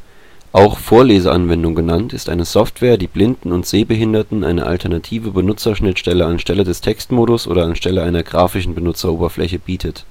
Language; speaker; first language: German; native; German